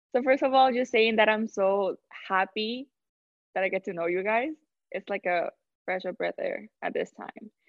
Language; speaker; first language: English; non-native, fluent; Spanish